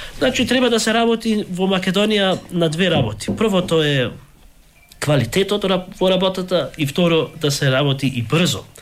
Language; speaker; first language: Macedonian; early bilingual, heritage; Macedonian